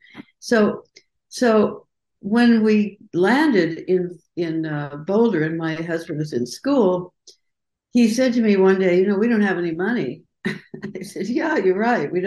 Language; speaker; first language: English; native; English